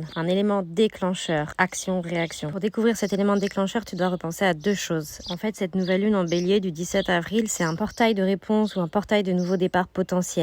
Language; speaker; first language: French; native; French